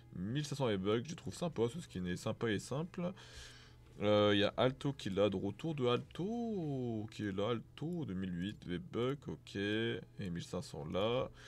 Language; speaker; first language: French; native; French